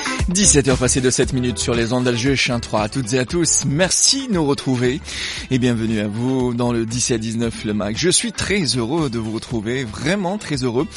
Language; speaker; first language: French; non-native, local second language; Arabic